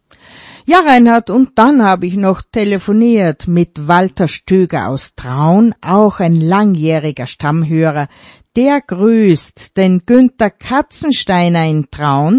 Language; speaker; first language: German; native; German